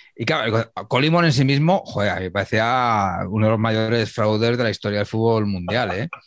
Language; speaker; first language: Spanish; native; Spanish